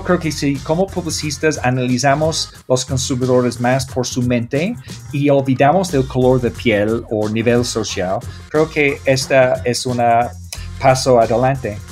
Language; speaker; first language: Spanish; non-native, fluent; English